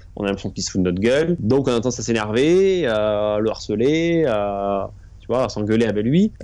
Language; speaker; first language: French; native; French